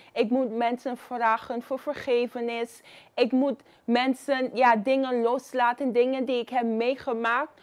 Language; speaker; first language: Dutch; non-native, fluent; Papiamento